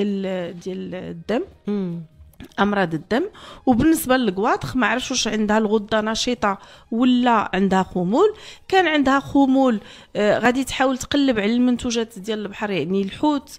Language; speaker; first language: Arabic; native; Arabic